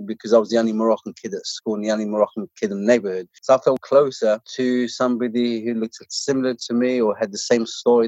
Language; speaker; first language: English; non-native, local second language; Arabic